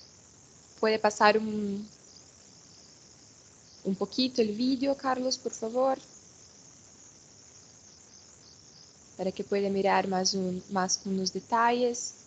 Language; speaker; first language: Spanish; non-native, fluent; Portuguese